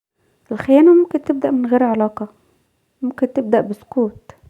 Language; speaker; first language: Arabic; native; Arabic